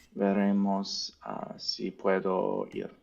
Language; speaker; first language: Spanish; non-native, learner; English